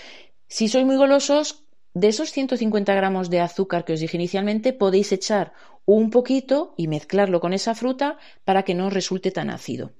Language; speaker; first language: Spanish; native; Spanish